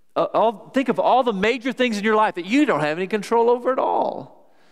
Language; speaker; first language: English; native; English